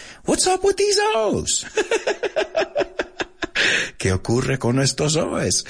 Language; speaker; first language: Spanish; early bilingual, heritage; Spanish